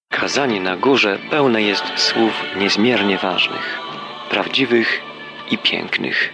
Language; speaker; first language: Polish; native; Polish